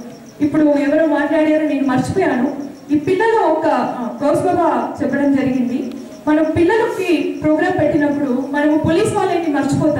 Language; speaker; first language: Telugu; native; Telugu